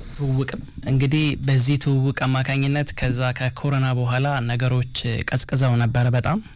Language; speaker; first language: Amharic; native; Amharic